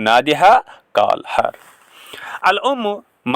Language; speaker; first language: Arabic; non-native, fluent; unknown